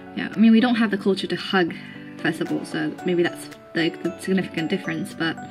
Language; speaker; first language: English; early bilingual, other home language; Japanese